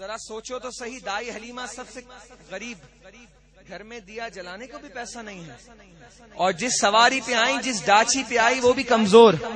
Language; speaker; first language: Urdu; non-native, local second language; Punjabi